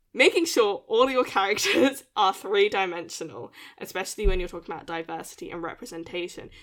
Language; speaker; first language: English; early bilingual, other home language; Malay